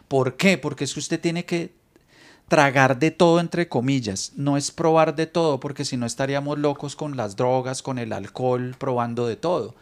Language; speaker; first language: Spanish; native; Spanish